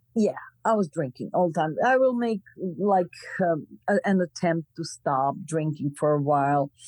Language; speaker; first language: English; non-native, fluent; Croatian